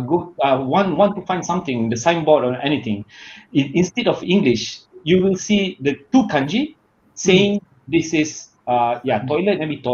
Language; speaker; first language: English; non-native, learner; Malay